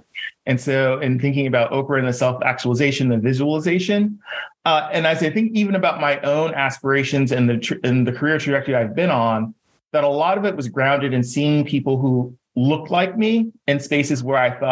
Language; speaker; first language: English; native; English